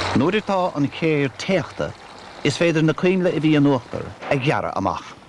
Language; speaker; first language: Irish; native; Irish